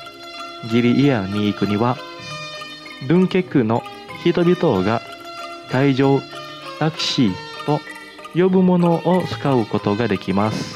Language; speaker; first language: Japanese; non-native, fluent; Indonesian